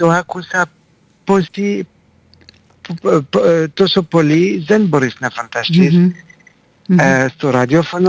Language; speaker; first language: Greek; non-native, fluent; French